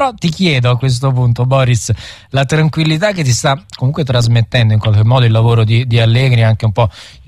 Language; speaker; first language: Italian; native; Italian